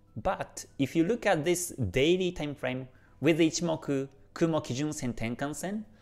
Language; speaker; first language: English; non-native, fluent; Japanese